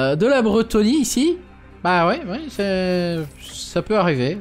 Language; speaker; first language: French; native; French